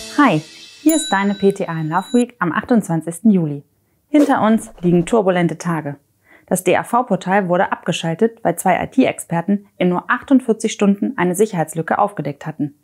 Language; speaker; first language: German; native; German